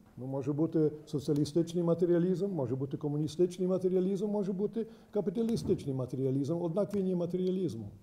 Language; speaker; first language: Ukrainian; early bilingual, heritage; Ukrainian